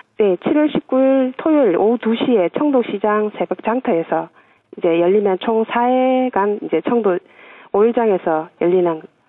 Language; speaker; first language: Korean; native; Korean